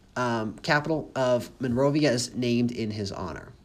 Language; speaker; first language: English; native; English